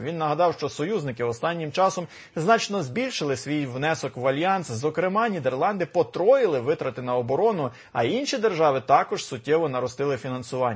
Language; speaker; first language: Ukrainian; native; Ukrainian